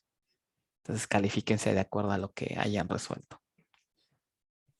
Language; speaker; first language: Spanish; native; Spanish